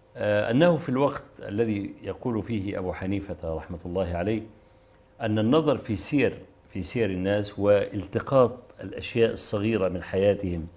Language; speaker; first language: Arabic; native; Arabic